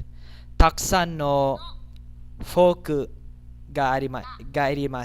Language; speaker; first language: Japanese; non-native, learner; English